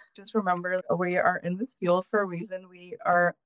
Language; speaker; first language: English; native; English